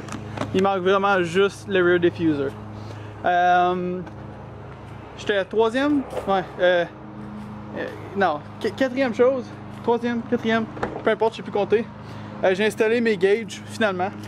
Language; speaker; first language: French; native; French